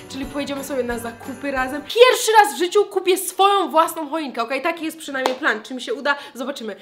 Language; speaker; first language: Polish; early bilingual, heritage; Polish